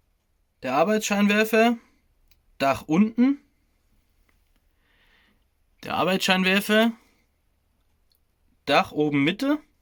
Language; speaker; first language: German; native; German